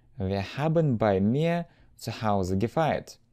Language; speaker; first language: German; non-native, fluent; Russian